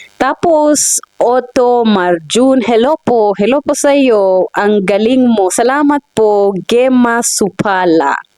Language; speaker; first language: Filipino; non-native, fluent; Swahili